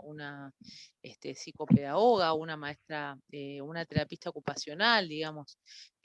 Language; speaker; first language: Spanish; native; Spanish